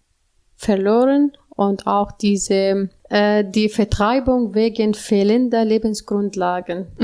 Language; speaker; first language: German; non-native, learner; Arabic